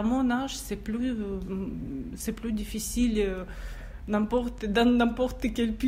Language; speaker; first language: French; non-native, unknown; Russian